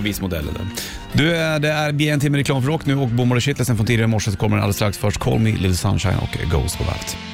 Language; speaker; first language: Swedish; native; Swedish